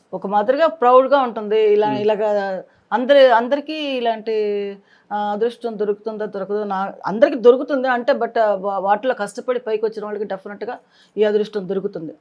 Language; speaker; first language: Telugu; native; Telugu